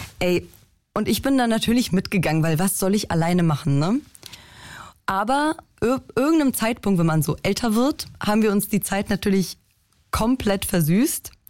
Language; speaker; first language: German; early bilingual, other home language; Polish